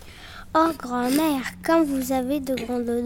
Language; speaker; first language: French; non-native, learner; Spanish